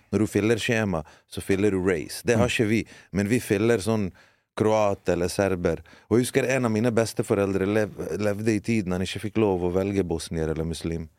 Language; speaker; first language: Norwegian; early bilingual, other home language; Bosnian